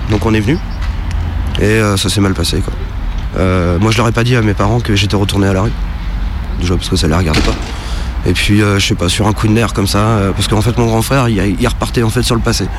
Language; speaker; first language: French; native; French